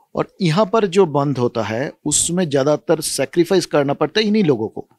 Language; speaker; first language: Hindi; non-native, local second language; Bangla